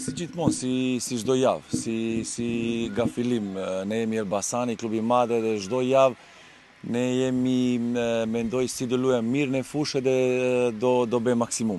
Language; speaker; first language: Albanian; non-native, learner; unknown